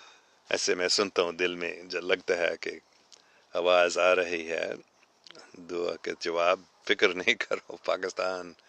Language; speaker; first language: Hindi; non-native, local second language; English